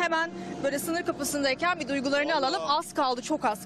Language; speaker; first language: Turkish; native; Turkish